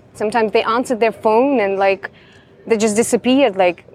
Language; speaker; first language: English; non-native, fluent; Russian